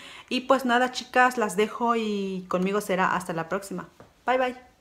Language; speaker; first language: Spanish; native; Spanish